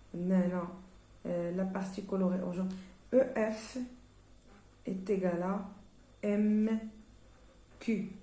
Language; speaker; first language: French; non-native, local second language; Arabic